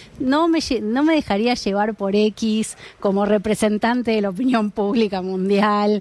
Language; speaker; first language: Spanish; native; Spanish